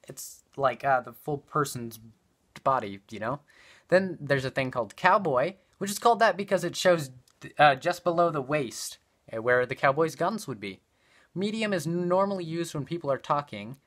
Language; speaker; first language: English; native; English